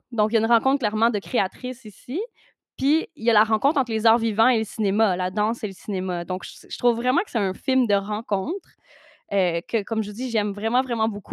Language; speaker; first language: French; native; French